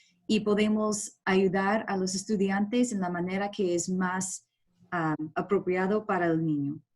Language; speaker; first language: Spanish; non-native, learner; English